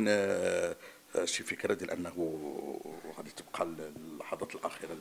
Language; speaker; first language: Arabic; native; Arabic